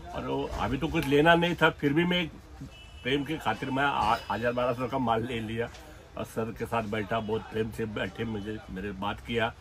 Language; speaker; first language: Hindi; non-native, local second language; Marathi